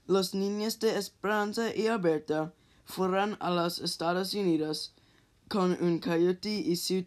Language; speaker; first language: Spanish; non-native, learner; English